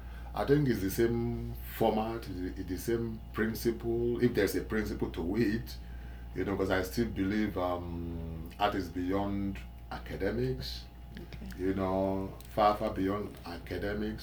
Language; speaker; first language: English; non-native, local second language; Igbo